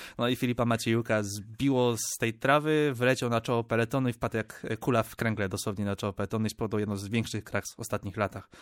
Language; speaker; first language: Polish; native; Polish